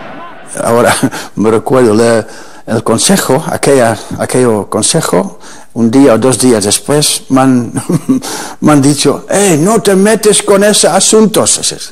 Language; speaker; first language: Spanish; non-native, fluent; Dutch